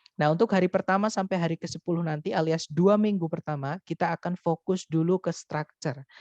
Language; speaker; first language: Indonesian; non-native, local second language; Javanese